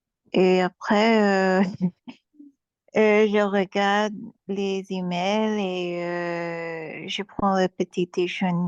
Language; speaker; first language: French; non-native, learner; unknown